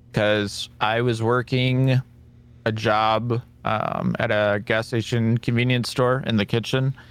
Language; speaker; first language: English; native; English